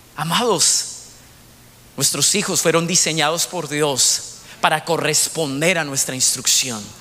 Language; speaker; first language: Spanish; native; Spanish